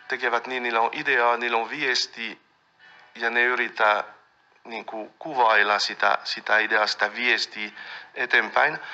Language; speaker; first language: Finnish; non-native, fluent; French